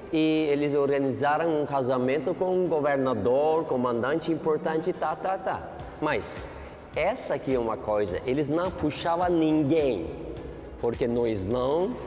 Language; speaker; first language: Portuguese; non-native, learner; Turkish